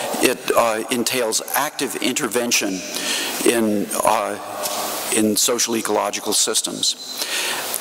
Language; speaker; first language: English; native; English